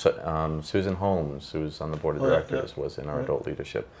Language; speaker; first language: English; native; English